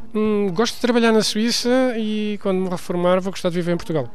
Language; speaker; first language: Portuguese; native; Portuguese